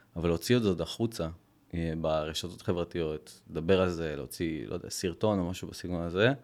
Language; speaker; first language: Hebrew; early bilingual, other home language; Russian